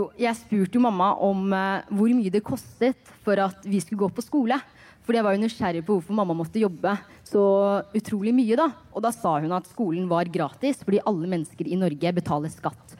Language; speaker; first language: Norwegian; early bilingual, other home language; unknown